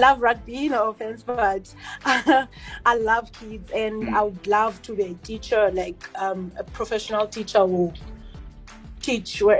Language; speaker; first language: English; non-native, local second language; Xhosa